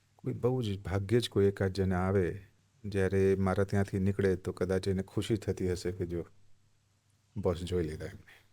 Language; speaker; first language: Gujarati; non-native, local second language; Hindi